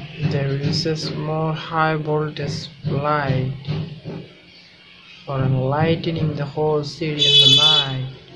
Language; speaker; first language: English; non-native, local second language; Bangla